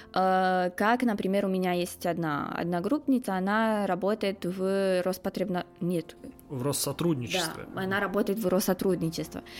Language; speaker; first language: Russian; non-native, fluent; Romanian